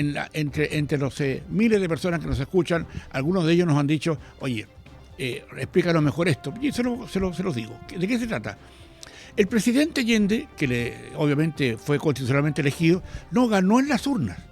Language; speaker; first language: Spanish; native; Spanish